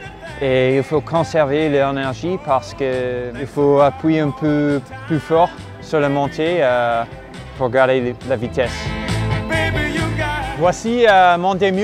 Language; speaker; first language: French; non-native, fluent; English